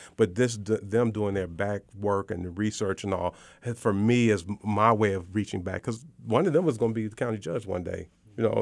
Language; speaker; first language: English; native; English